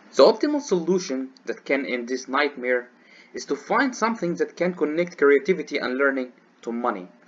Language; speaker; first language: English; non-native, fluent; Arabic